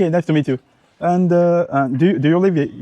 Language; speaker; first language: English; non-native, learner; French